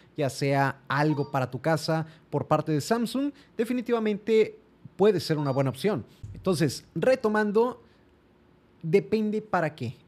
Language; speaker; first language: Spanish; native; Spanish